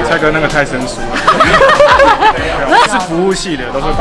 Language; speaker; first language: Chinese; native; Chinese